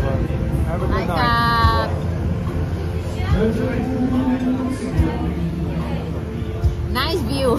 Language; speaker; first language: English; non-native, learner; Thai